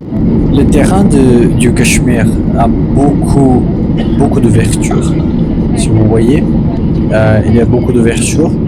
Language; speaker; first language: French; non-native, learner; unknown